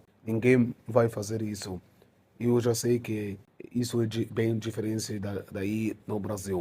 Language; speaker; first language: Portuguese; non-native, fluent; Arabic